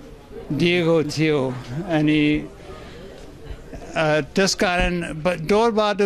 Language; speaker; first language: Nepali; non-native, fluent; German